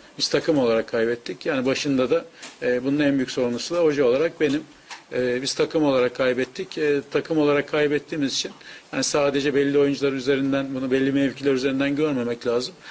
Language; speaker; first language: Turkish; native; Turkish